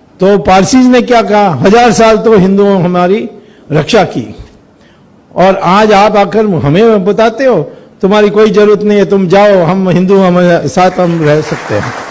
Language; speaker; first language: Hindi; non-native, local second language; Tamil